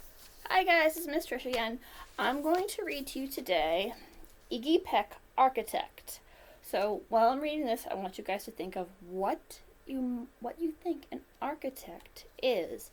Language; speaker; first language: English; native; English